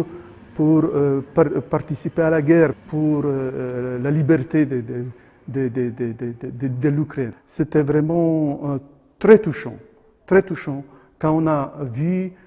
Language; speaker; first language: French; non-native, fluent; Polish